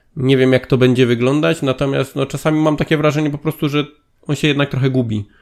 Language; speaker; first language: Polish; native; Polish